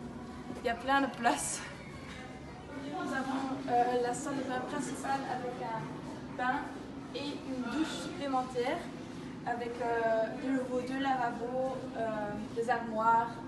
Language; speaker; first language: French; non-native, fluent; Dutch